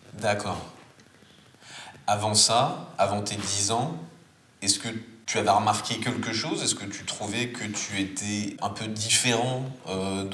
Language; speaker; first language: French; native; French